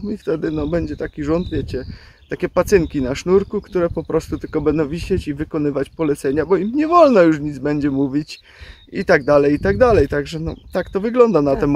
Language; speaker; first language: Polish; native; Polish